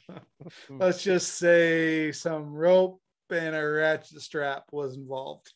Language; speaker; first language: English; native; English